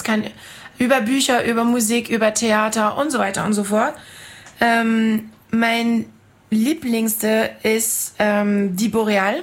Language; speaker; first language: German; non-native, fluent; French